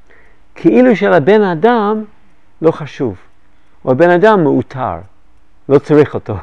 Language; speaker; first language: Hebrew; non-native, fluent; English